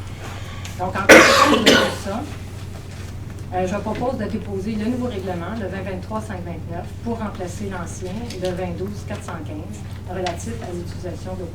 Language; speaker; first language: French; native; French